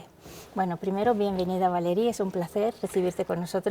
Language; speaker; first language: Spanish; native; Spanish